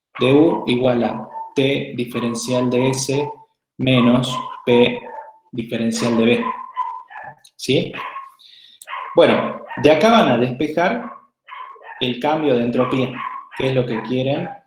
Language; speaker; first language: Spanish; native; Spanish